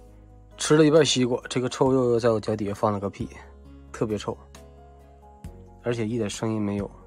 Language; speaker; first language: Chinese; native; Chinese